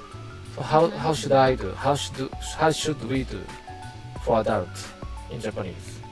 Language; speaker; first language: English; non-native, learner; Japanese